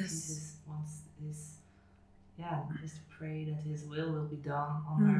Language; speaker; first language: English; non-native, fluent; Dutch